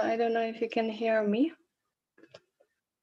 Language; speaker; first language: English; non-native, fluent; Dutch